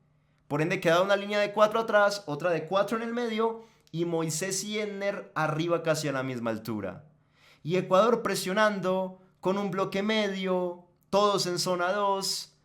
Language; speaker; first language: Spanish; native; Spanish